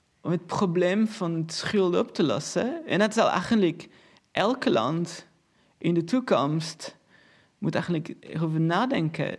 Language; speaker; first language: Dutch; non-native, fluent; Portuguese